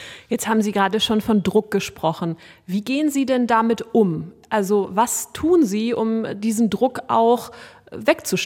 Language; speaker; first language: German; native; German